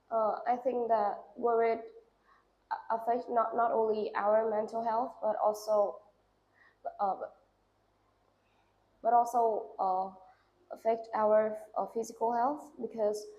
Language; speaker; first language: English; non-native, learner; Vietnamese